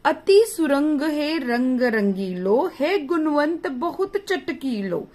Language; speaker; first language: Hindi; non-native, local second language; Marathi